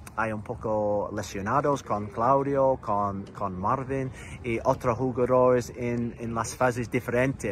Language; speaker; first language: Spanish; non-native, learner; English